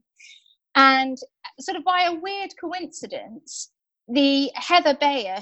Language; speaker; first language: English; native; English